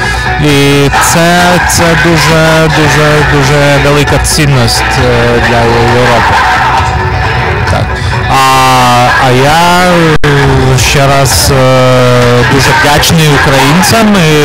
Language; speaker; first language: Ukrainian; non-native, fluent; Lithuanian